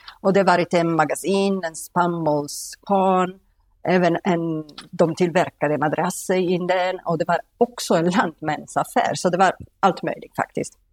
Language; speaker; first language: Swedish; non-native, fluent; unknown